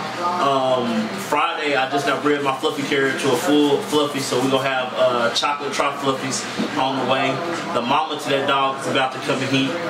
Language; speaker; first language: English; native; English